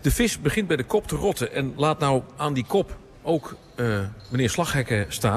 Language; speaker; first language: Dutch; native; Dutch